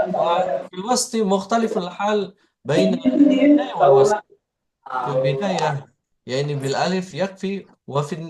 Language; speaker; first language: Arabic; non-native, fluent; Indonesian